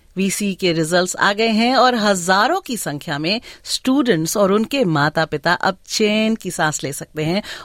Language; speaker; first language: Hindi; native; Hindi